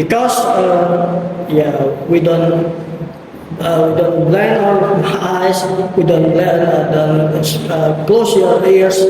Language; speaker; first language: English; non-native, learner; Indonesian